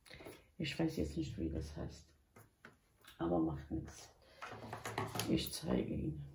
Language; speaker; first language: German; non-native, local second language; Bosnian